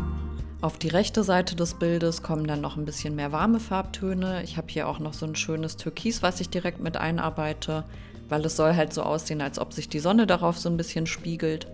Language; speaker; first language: German; native; German